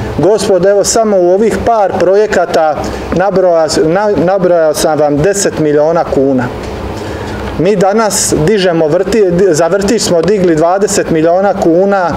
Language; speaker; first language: Serbian; native; Serbian